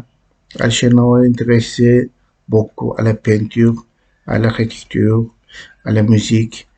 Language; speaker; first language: French; non-native, learner; Uzbek